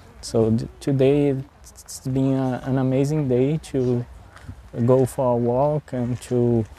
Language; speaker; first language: English; non-native, fluent; Portuguese